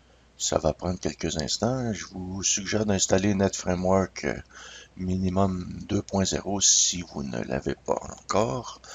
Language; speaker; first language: French; native; French